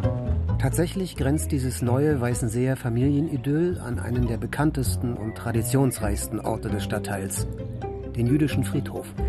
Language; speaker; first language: German; native; German